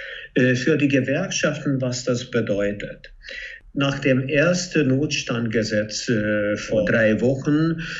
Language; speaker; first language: German; non-native, fluent; Hungarian